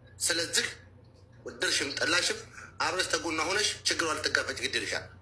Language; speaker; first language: Amharic; native; Amharic